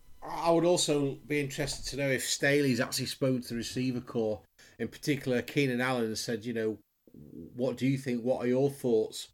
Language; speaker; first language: English; native; English